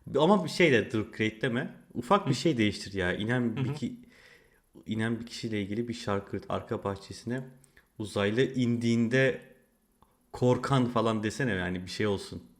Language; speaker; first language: Turkish; native; Turkish